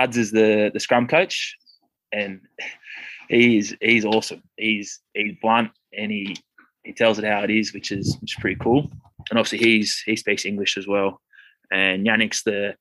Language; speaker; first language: English; native; English